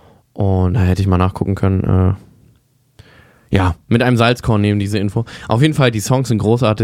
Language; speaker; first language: German; native; German